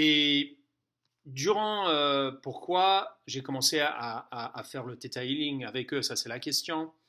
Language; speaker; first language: French; non-native, fluent; English